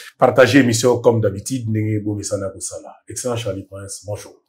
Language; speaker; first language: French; non-native, local second language; Lingala